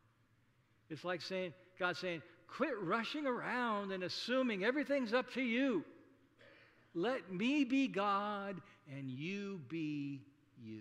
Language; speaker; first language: English; native; English